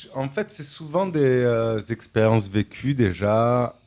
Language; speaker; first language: French; native; French